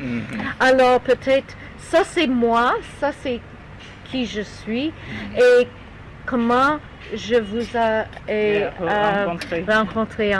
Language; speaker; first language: French; non-native, learner; English